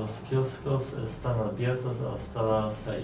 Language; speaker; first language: Spanish; non-native, learner; Polish